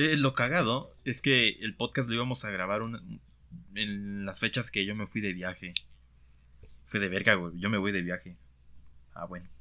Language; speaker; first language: Spanish; native; Spanish